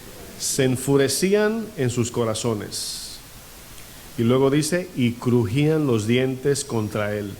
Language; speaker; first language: Spanish; native; Spanish